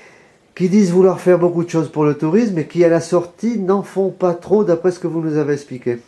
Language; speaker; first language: French; native; French